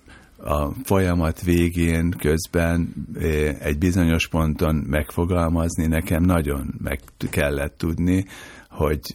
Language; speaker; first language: Hungarian; native; Hungarian